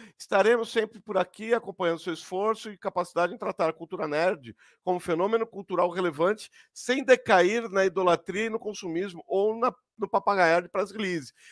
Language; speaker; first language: Portuguese; native; Portuguese